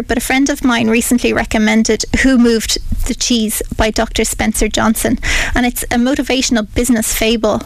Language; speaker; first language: English; native; English